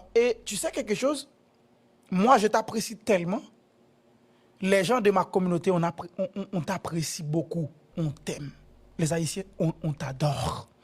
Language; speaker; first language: French; non-native, local second language; Haitian Creole